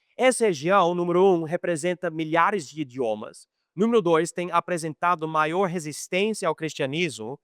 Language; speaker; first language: Portuguese; non-native, fluent; English